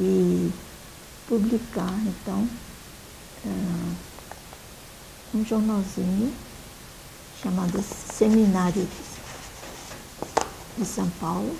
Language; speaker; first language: Portuguese; early bilingual, other home language; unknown